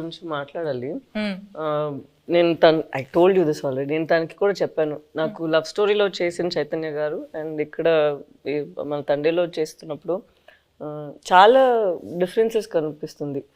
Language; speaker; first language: Telugu; non-native, local second language; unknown